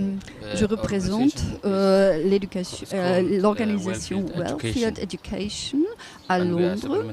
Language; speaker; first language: French; non-native, fluent; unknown